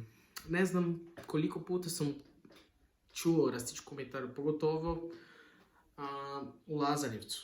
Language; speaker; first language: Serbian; non-native, learner; Portuguese